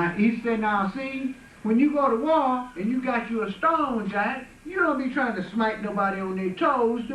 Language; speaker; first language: English; native; English